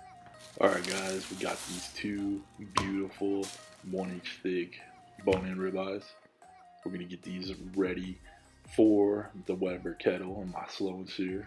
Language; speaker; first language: English; native; English